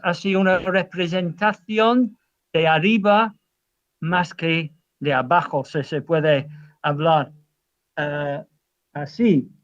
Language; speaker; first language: Spanish; non-native, learner; English